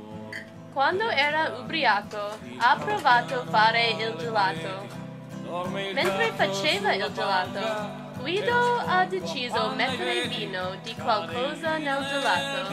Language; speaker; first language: Italian; non-native, learner; English